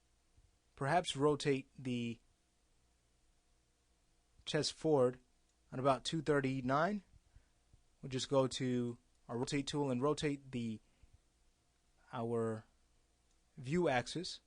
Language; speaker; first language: English; native; English